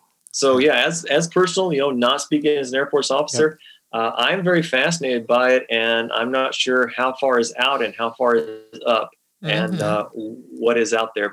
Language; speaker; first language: English; native; English